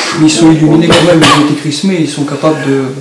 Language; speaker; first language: French; native; French